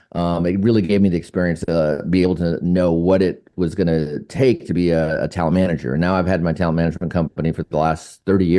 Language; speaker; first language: English; native; English